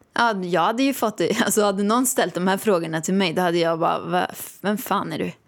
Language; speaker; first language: Swedish; native; Swedish